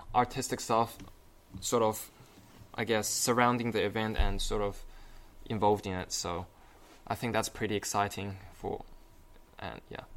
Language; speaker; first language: English; non-native, fluent; Chinese